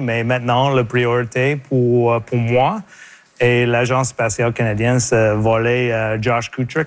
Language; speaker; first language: French; non-native, local second language; English